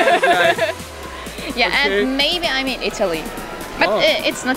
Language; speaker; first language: English; non-native, fluent; German